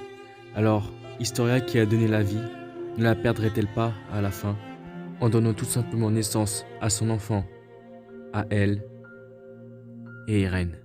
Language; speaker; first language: French; native; French